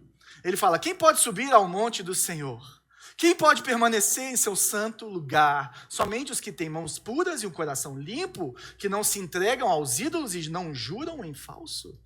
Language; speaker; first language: Portuguese; native; Portuguese